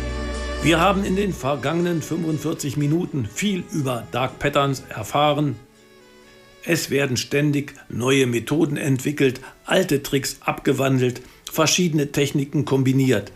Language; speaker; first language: German; native; German